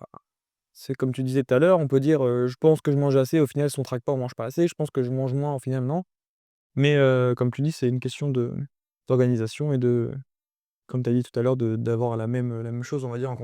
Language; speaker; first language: French; native; French